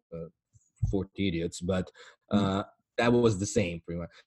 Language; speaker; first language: English; non-native, fluent; Italian